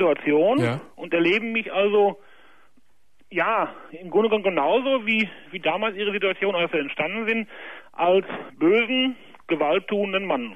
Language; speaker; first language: German; native; German